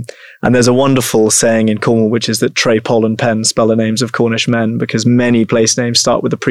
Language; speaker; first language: English; native; English